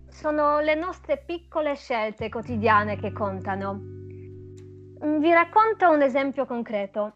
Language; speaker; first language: Italian; non-native, fluent; Polish